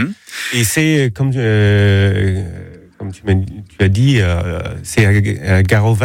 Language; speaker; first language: French; non-native, learner; Danish